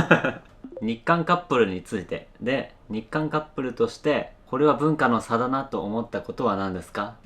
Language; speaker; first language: Japanese; native; Japanese